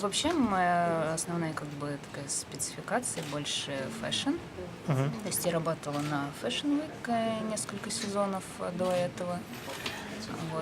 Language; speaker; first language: Russian; native; Russian